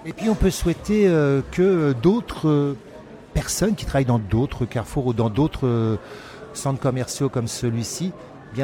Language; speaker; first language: French; native; French